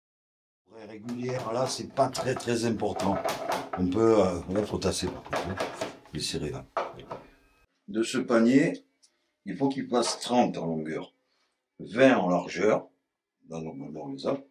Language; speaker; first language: French; native; French